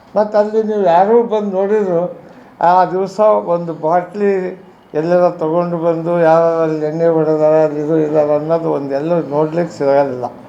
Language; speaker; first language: Kannada; non-native, local second language; Lambadi